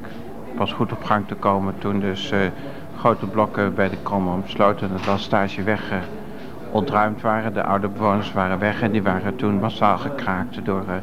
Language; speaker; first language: Dutch; native; Dutch